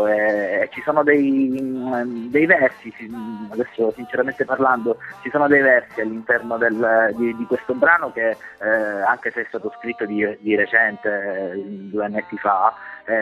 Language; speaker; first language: Italian; native; Italian